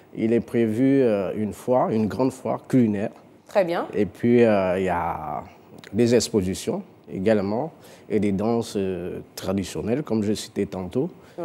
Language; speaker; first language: French; non-native, local second language; Fang